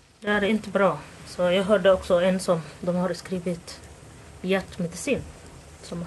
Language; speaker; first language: Swedish; non-native, learner; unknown